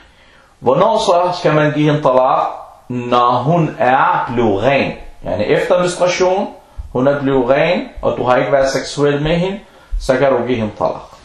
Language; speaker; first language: Danish; non-native, local second language; Arabic